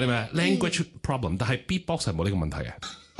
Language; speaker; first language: Cantonese; native; Cantonese